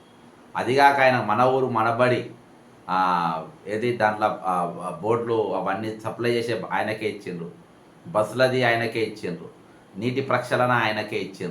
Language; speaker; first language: Telugu; native; Telugu